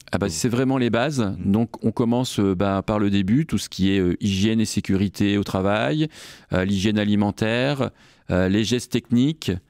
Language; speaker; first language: French; native; French